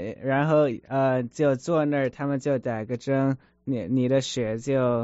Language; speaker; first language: Chinese; early bilingual, heritage; Chinese